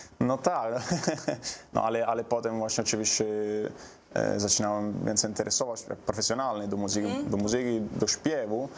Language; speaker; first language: Polish; non-native, learner; Italian